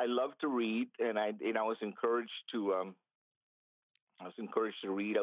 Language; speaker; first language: English; early bilingual, other home language; Spanish